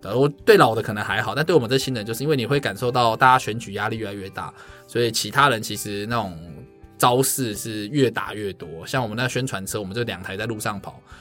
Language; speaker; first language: Chinese; native; Chinese